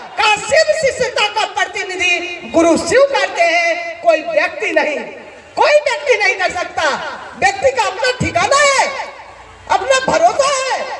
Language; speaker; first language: Hindi; native; Hindi